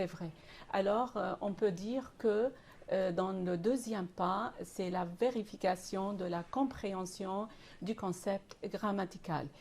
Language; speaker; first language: French; non-native, fluent; Arabic